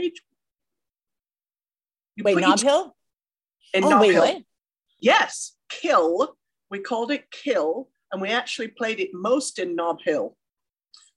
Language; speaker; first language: English; native; English